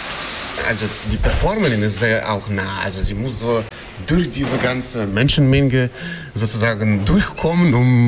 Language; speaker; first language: German; non-native, fluent; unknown